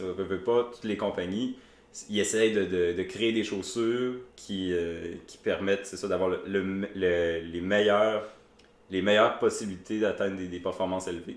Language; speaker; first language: French; native; French